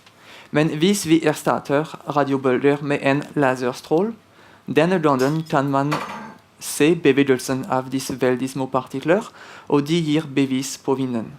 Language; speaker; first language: Norwegian; non-native, fluent; French